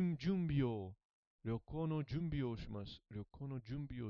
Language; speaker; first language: Japanese; non-native, learner; English